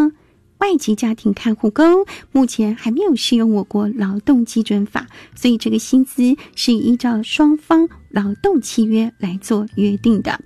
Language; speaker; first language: Chinese; native; Chinese